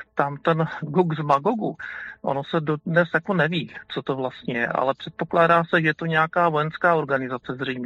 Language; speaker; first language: Czech; native; Czech